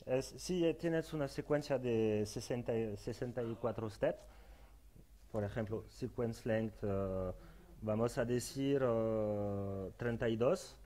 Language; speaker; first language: Spanish; non-native, fluent; French